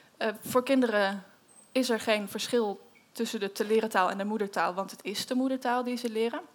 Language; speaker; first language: Dutch; native; Dutch